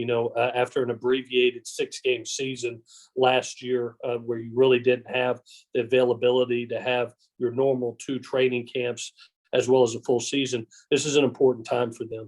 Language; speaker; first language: English; native; English